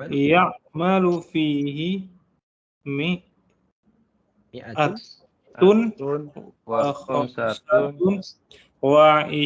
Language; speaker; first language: Arabic; non-native, learner; Indonesian